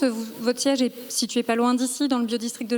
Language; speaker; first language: French; native; French